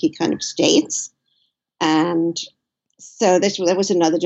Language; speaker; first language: English; native; English